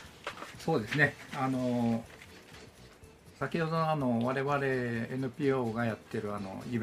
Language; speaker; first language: Japanese; native; Japanese